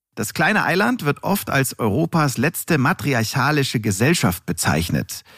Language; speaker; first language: German; native; German